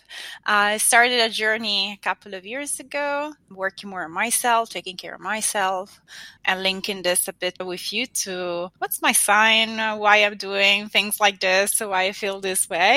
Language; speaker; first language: English; non-native, fluent; Italian